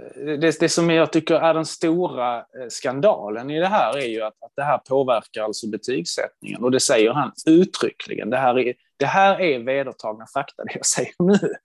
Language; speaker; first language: Swedish; early bilingual, other home language; Hebrew